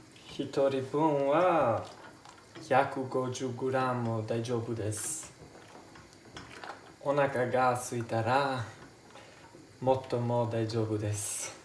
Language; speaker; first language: Japanese; non-native, learner; Italian